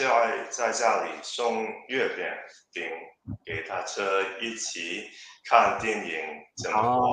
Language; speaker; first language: Chinese; non-native, learner; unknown